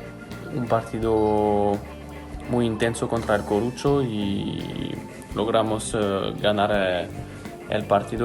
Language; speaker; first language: Spanish; non-native, fluent; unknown